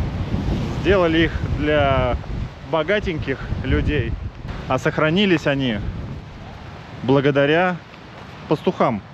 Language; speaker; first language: Russian; native; Russian